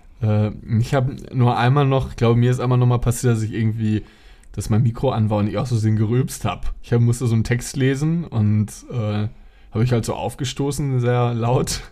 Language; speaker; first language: German; native; German